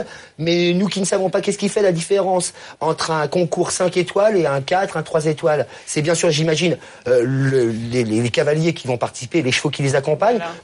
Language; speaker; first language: French; native; French